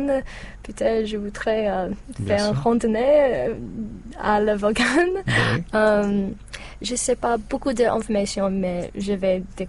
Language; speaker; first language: French; non-native, learner; English